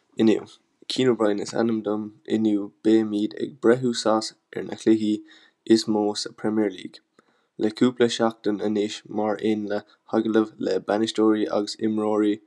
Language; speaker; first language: Irish; non-native, local second language; English